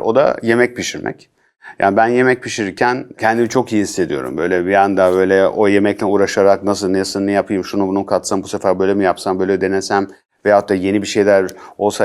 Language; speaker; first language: Turkish; early bilingual, heritage; Turkish